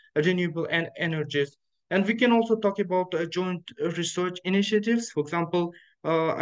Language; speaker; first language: English; non-native, fluent; Uzbek